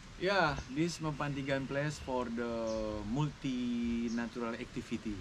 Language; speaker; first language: English; non-native, learner; Indonesian